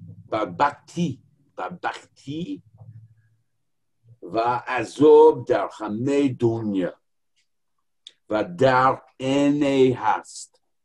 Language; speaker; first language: Persian; non-native, learner; English